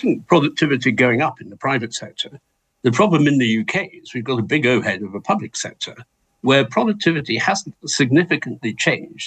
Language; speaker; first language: English; native; English